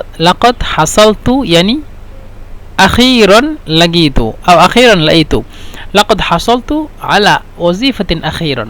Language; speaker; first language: Egyptian Arabic; non-native, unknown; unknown